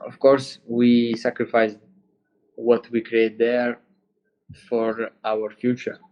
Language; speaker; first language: English; non-native, learner; Romanian